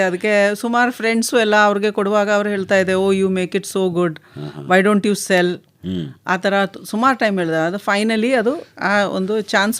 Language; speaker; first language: Kannada; non-native, local second language; Malayalam